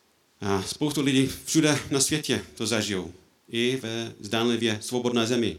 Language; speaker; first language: Czech; non-native, fluent; English